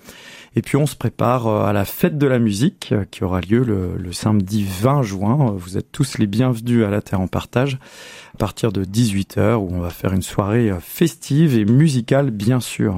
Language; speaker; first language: French; native; French